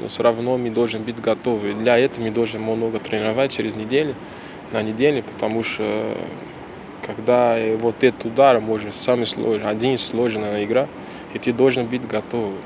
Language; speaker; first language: Russian; non-native, learner; Portuguese